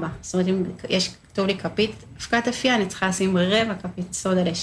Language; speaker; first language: Hebrew; native; Hebrew